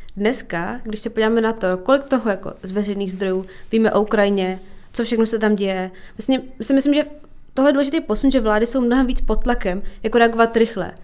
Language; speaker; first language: Czech; native; Czech